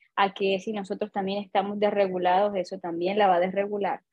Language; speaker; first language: Spanish; native; Spanish